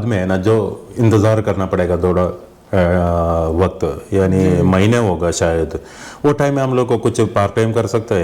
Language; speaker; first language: Hindi; non-native, local second language; Malayalam